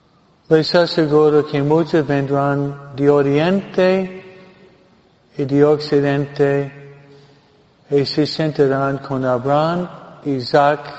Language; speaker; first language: Spanish; non-native, fluent; English